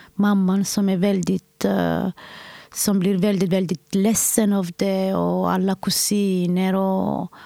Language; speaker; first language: Swedish; non-native, fluent; Somali